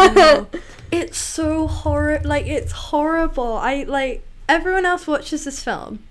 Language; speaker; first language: English; native; English